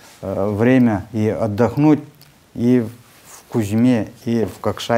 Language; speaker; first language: Russian; native; Russian